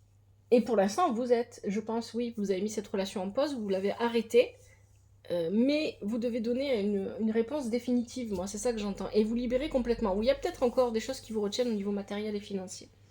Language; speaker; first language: French; native; French